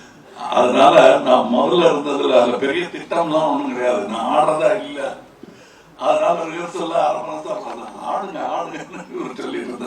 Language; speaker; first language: Tamil; native; Tamil